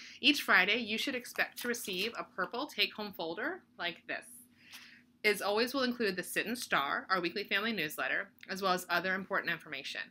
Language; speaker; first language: English; native; English